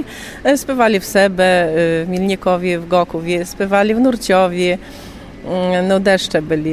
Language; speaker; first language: Ukrainian; early bilingual, heritage; Ukrainian